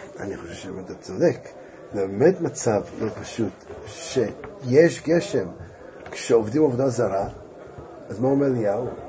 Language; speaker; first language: Hebrew; native; Hebrew